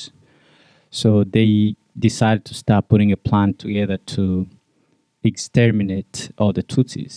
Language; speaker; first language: English; non-native, local second language; Kinyarwanda